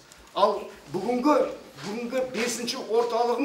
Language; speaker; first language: Kazakh; native; Kazakh